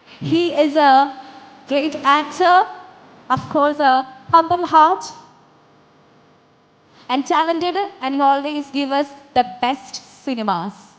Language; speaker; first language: English; non-native, local second language; Malayalam